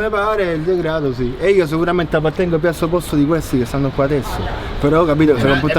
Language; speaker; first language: Italian; native; Italian